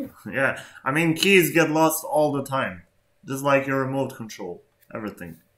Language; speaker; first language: English; non-native, fluent; Albanian